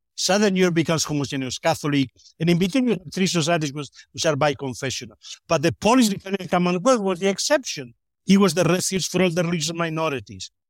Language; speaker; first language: English; non-native, fluent; Spanish